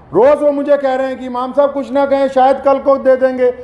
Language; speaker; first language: Hindi; native; Hindi